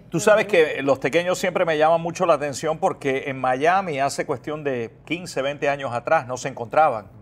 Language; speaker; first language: Spanish; native; Spanish